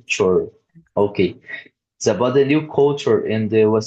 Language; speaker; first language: English; non-native, learner; Portuguese